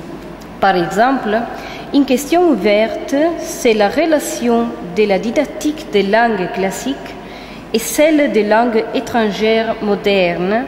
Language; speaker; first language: French; non-native, fluent; Italian